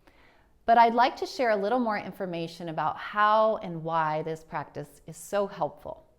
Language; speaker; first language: English; native; English